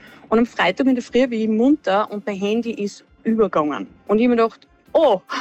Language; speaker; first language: German; native; German